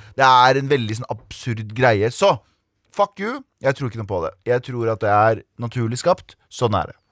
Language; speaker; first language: Norwegian; early bilingual, other home language; Kurdish